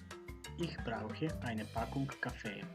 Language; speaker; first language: German; non-native, fluent; Macedonian